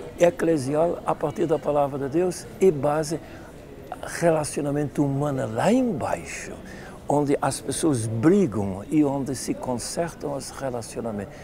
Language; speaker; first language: Portuguese; non-native, fluent; Dutch